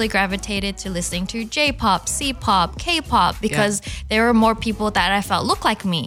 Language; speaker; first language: English; non-native, local second language; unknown